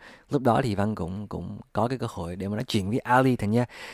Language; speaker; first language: Vietnamese; early bilingual, other home language; English